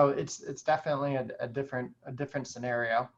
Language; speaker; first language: English; native; English